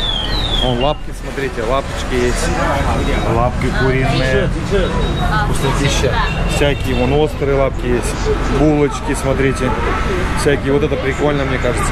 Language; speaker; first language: Russian; native; Russian